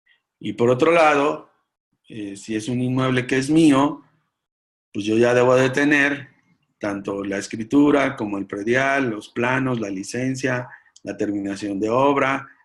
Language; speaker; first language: Spanish; native; Spanish